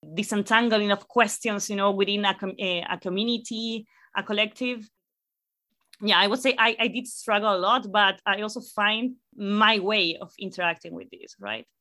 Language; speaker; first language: English; non-native, fluent; Spanish